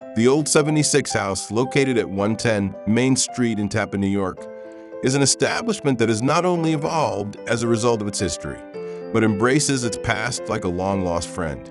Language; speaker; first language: English; native; English